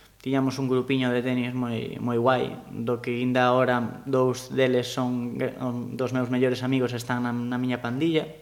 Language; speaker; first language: Galician; native; Galician